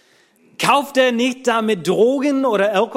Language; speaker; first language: German; non-native, fluent; English